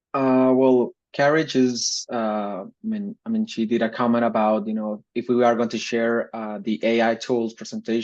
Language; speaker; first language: English; non-native, fluent; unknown